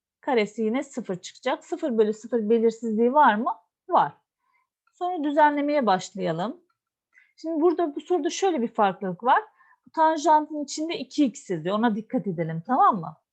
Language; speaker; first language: Turkish; native; Turkish